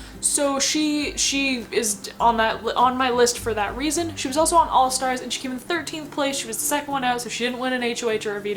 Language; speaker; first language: English; native; English